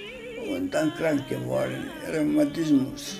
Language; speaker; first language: German; non-native, learner; Greek